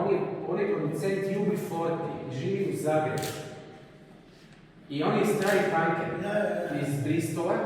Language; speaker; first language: Croatian; native; Croatian